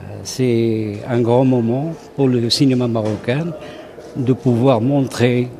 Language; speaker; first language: French; non-native, local second language; Arabic